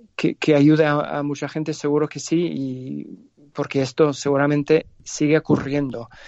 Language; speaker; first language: Spanish; non-native, fluent; English